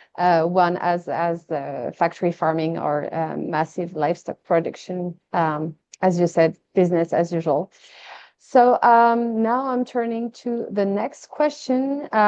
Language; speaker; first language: English; non-native, fluent; French